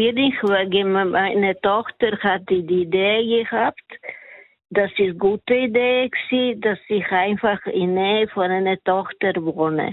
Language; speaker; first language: German; non-native, learner; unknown